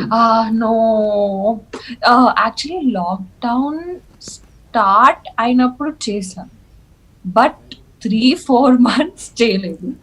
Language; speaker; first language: Telugu; non-native, learner; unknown